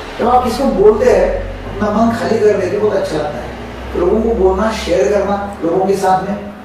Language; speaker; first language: Hindi; non-native, local second language; Marathi